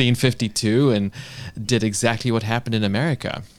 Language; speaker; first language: English; native; English